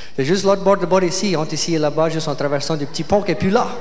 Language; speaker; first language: French; native; French